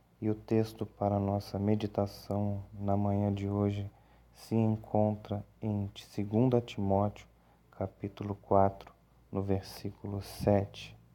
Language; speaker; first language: Portuguese; native; Portuguese